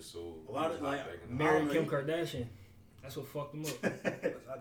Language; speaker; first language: English; native; English